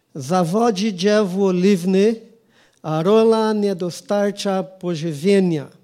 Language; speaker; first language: Polish; non-native, learner; Portuguese